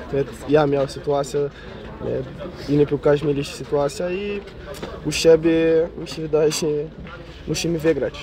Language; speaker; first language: Polish; non-native, learner; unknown